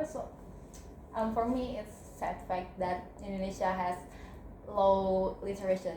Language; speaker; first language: English; non-native, learner; Indonesian